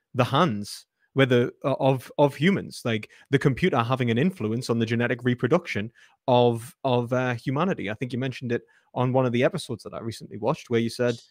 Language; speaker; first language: English; native; English